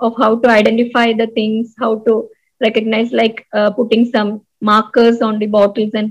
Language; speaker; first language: English; non-native, local second language; Malayalam